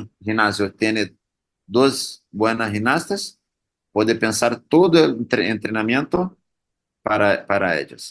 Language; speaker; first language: Spanish; non-native, learner; Portuguese